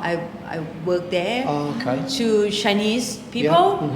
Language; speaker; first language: English; non-native, local second language; Thai